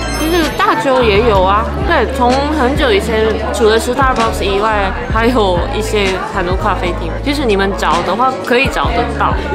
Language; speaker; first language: Chinese; non-native, fluent; Korean